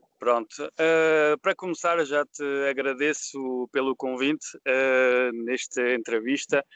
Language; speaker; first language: Portuguese; early bilingual, heritage; Portuguese